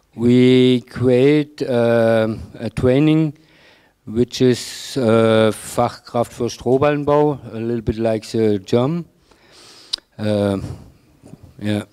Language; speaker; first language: English; non-native, fluent; German